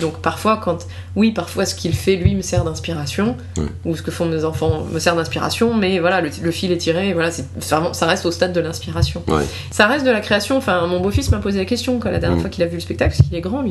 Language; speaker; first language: French; native; French